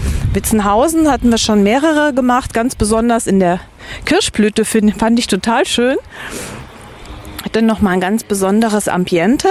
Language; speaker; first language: German; native; German